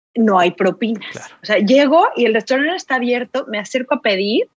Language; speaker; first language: Spanish; native; Spanish